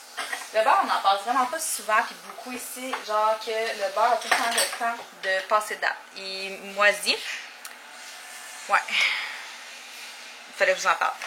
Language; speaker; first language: French; native; French